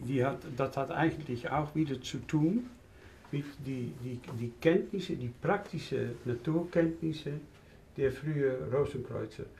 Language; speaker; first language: Dutch; non-native, learner; German